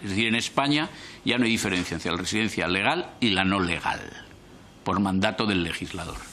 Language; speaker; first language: Spanish; native; Spanish